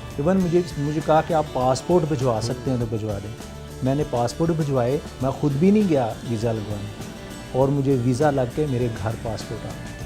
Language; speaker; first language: Urdu; non-native, local second language; Punjabi